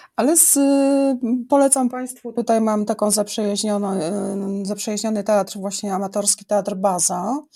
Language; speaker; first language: Polish; native; Polish